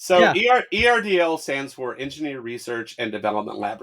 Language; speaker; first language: English; native; English